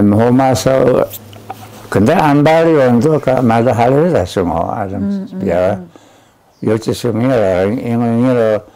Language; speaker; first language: Chinese; non-native, local second language; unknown